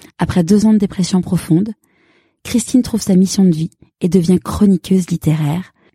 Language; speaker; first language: French; native; French